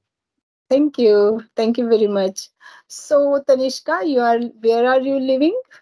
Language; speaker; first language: English; non-native, learner; Marathi